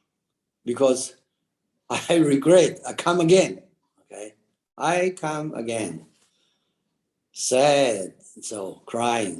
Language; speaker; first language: English; non-native, local second language; Chinese